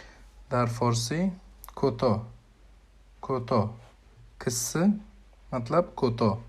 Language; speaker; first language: Persian; non-native, fluent; Urdu